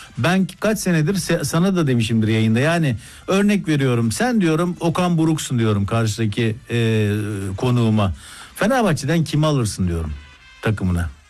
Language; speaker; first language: Turkish; native; Turkish